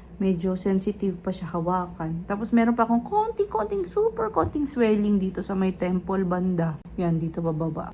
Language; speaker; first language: Filipino; native; Filipino